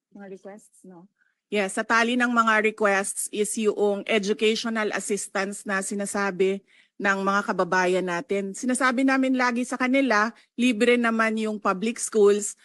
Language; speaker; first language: Filipino; non-native, local second language; Cebuano